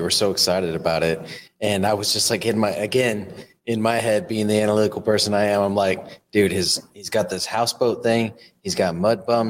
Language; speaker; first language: English; native; English